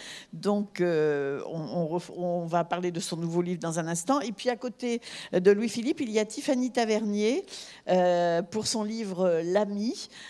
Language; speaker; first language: French; native; French